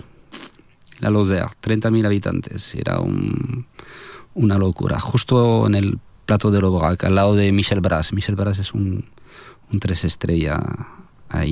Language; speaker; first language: Spanish; non-native, fluent; French